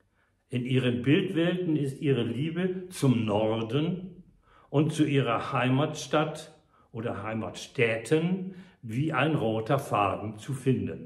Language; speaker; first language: German; native; German